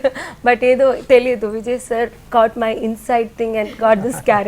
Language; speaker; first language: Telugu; non-native, learner; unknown